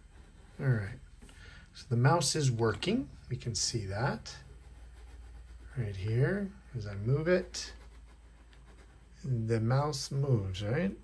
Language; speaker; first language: English; native; English